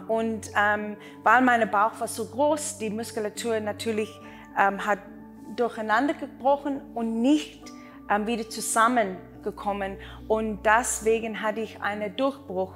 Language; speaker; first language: German; non-native, learner; Afrikaans